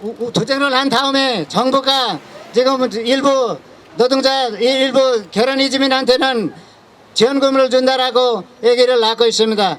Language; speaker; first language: Korean; non-native, fluent; Nepali